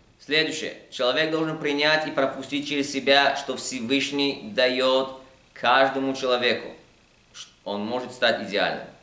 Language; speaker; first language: Russian; early bilingual, heritage; Russian